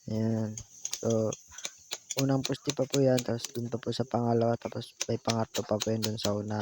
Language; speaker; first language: Filipino; non-native, local second language; Cebuano